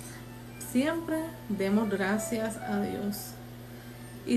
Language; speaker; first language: Spanish; native; Spanish